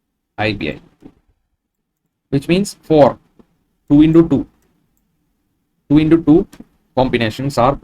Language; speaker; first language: English; non-native, local second language; Malayalam